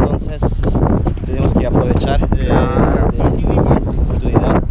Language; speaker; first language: Spanish; non-native, fluent; French